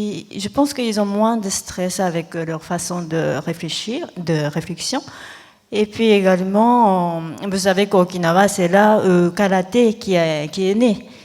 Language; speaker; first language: French; non-native, fluent; Japanese